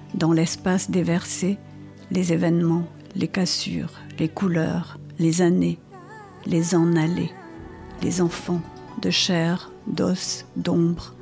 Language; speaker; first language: French; non-native, local second language; Morisyen